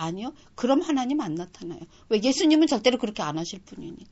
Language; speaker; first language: Korean; native; Korean